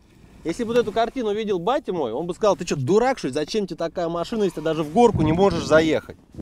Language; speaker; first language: Russian; native; Russian